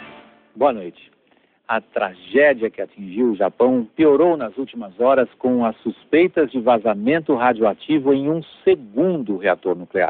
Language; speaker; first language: Portuguese; native; Portuguese